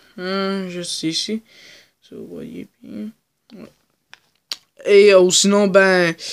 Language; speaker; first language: French; native; French